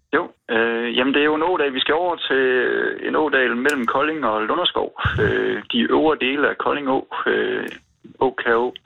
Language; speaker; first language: Danish; native; Danish